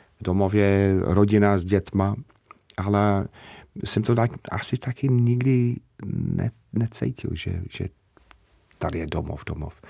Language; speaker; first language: Czech; non-native, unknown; English